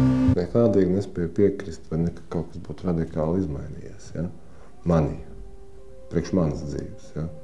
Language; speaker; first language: Latvian; native; Latvian